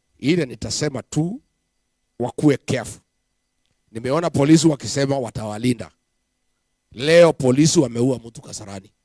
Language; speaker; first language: Swahili; non-native, local second language; Kikuyu